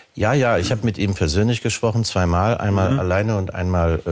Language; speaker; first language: German; native; German